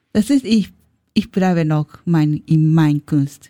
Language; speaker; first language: German; non-native, learner; Japanese